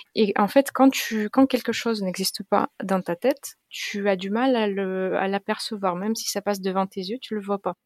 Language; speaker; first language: French; non-native, fluent; Russian